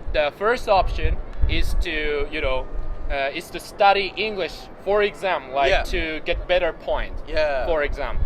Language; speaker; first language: English; non-native, fluent; Japanese